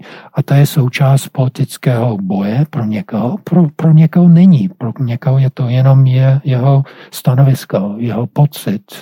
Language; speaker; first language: Czech; non-native, fluent; English